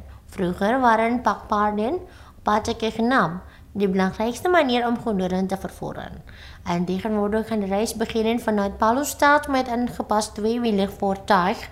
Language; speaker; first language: Dutch; non-native, fluent; Indonesian